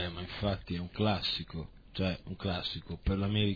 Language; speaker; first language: Italian; native; Italian